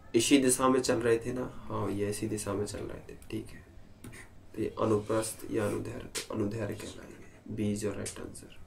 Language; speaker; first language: Hindi; native; Hindi